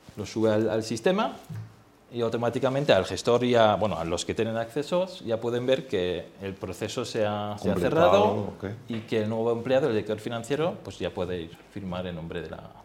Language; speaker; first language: Spanish; non-native, fluent; German